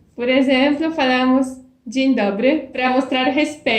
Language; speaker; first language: Portuguese; non-native, fluent; Polish